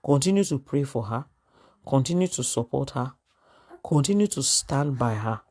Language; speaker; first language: English; non-native, local second language; Yoruba